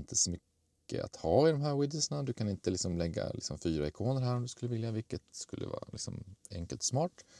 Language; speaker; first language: Swedish; native; Swedish